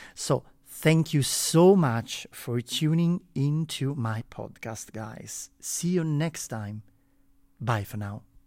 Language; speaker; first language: English; non-native, fluent; Italian